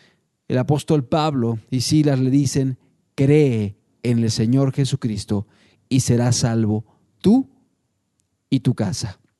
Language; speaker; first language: Spanish; native; Spanish